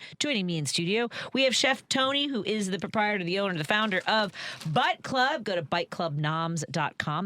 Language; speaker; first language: English; native; English